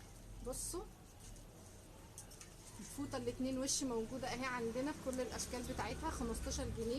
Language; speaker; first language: Arabic; native; Arabic